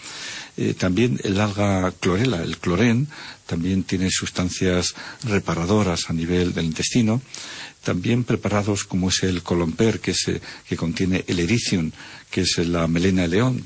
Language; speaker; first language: Spanish; native; Spanish